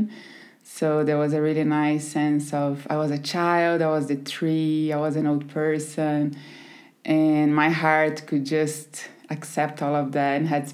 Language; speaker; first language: English; non-native, fluent; Portuguese